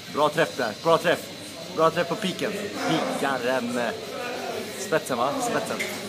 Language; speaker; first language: Swedish; native; Swedish